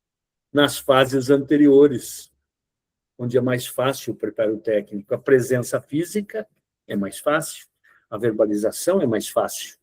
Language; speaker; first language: Portuguese; native; Portuguese